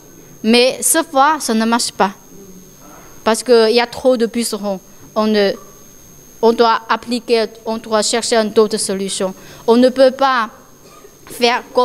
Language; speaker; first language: French; non-native, learner; Chinese